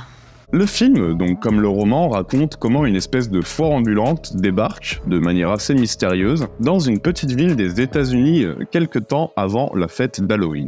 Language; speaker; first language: French; native; French